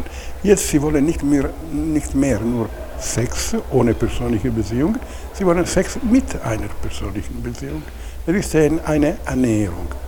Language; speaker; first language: German; non-native, fluent; Italian